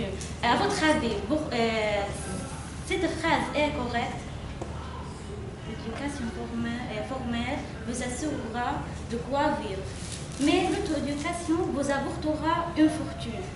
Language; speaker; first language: French; non-native, fluent; Arabic